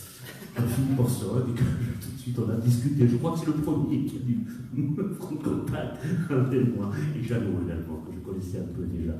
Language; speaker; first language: French; native; French